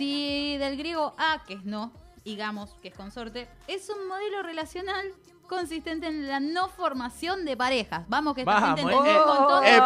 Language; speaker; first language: Spanish; native; Spanish